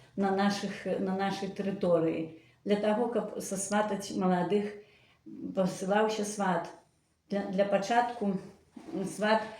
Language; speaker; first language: Belarusian; native; Belarusian